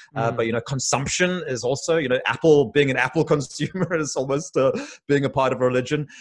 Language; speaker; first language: English; native; English